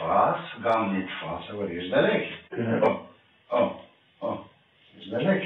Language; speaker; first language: Hebrew; non-native, fluent; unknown